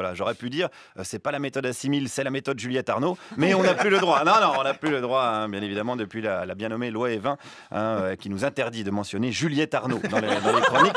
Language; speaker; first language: French; native; French